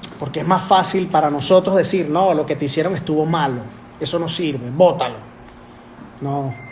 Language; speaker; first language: Spanish; native; Spanish